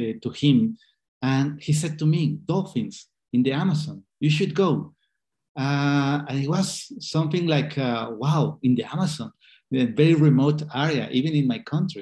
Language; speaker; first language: English; non-native, fluent; Spanish